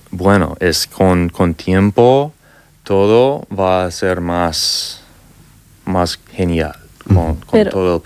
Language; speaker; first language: Spanish; non-native, learner; English